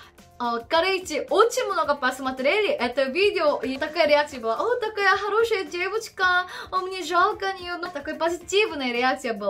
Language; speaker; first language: Russian; non-native, learner; Korean